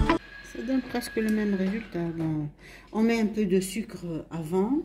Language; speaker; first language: French; non-native, local second language; Arabic